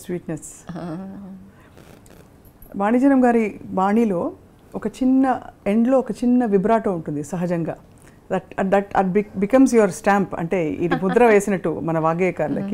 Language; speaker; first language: Telugu; native; Telugu